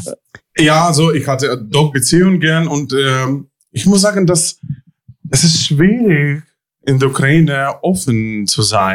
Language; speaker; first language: German; non-native, fluent; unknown